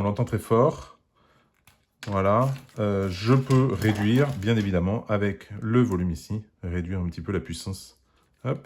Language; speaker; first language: French; native; French